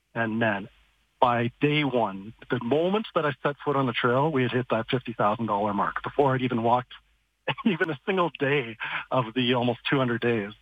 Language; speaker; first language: English; native; English